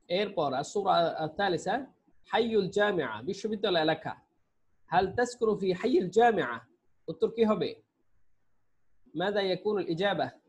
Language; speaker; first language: Arabic; non-native, fluent; Bangla